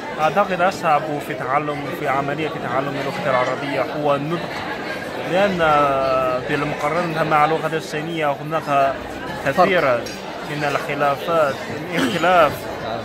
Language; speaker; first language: Arabic; non-native, learner; Chinese